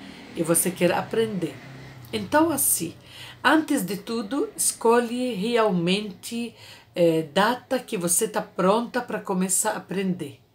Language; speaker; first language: Portuguese; non-native, fluent; Arabic